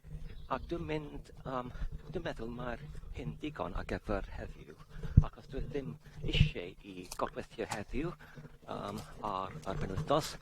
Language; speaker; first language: Welsh; non-native, learner; English